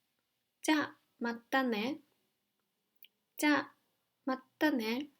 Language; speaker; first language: Japanese; non-native, fluent; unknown